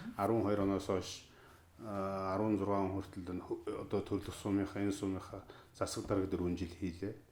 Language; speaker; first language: Mongolian; native; Mongolian